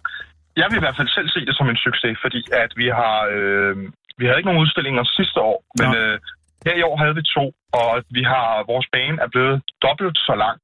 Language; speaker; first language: Danish; native; Danish